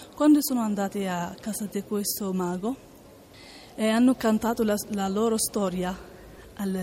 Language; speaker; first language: Italian; non-native, learner; Arabic